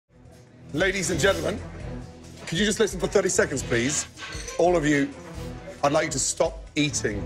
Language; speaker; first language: English; native; English